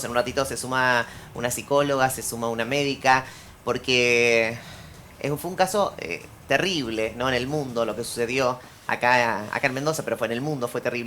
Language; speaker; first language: Spanish; native; Spanish